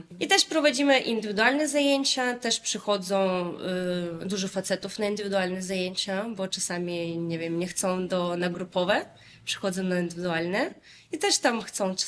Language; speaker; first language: Polish; non-native, fluent; Russian